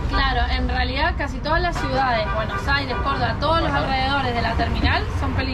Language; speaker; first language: Spanish; native; Spanish